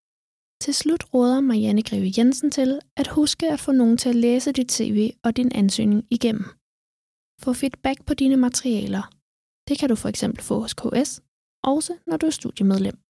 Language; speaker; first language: Danish; native; Danish